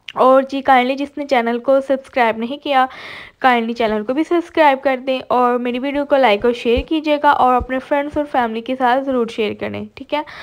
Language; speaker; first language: Urdu; native; Urdu